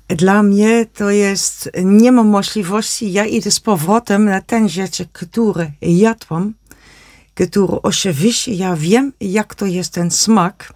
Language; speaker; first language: Polish; non-native, learner; Dutch